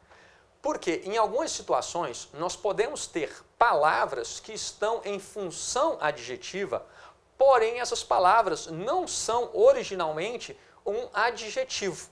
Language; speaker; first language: Portuguese; native; Portuguese